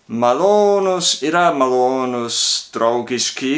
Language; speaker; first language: Lithuanian; non-native, learner; Japanese